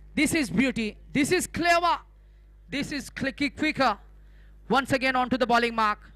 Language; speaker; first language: English; non-native, local second language; Marathi